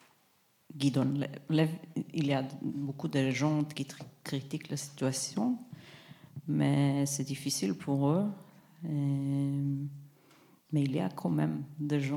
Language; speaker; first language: French; non-native, fluent; Hebrew